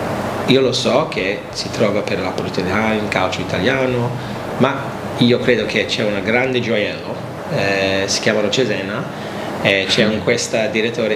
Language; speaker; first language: Italian; non-native, learner; English